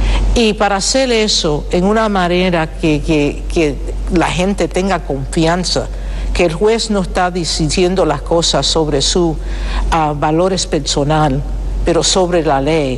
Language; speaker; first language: Spanish; early bilingual, heritage; Spanish